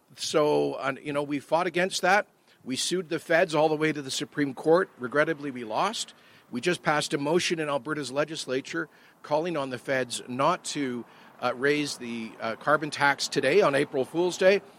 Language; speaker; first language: English; native; English